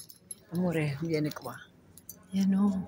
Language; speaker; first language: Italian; non-native, learner; Filipino